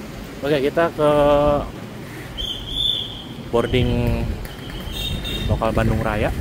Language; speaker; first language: Indonesian; native; Indonesian